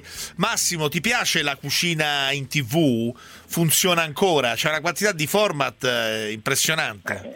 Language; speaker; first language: Italian; native; Italian